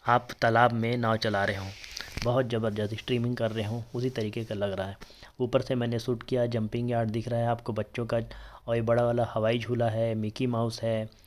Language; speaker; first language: Hindi; native; Hindi